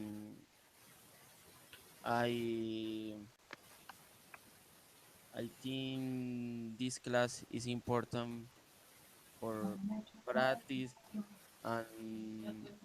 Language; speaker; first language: English; non-native, learner; Spanish